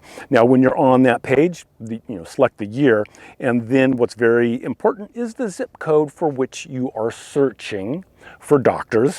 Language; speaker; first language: English; native; English